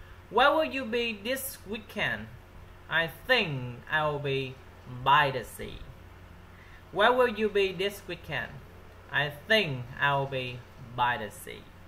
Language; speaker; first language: English; non-native, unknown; Vietnamese